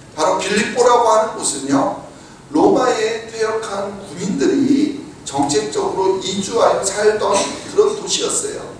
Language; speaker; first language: Korean; native; Korean